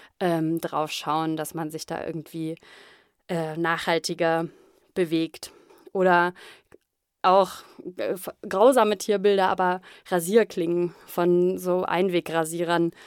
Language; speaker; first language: German; native; German